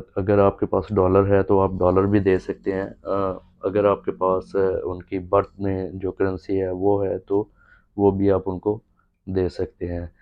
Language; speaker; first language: Urdu; non-native, local second language; Punjabi